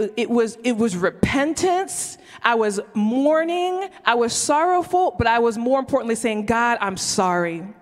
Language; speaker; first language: English; early bilingual, other home language; Yoruba